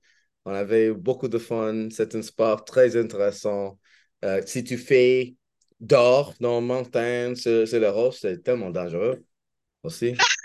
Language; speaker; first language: French; non-native, learner; English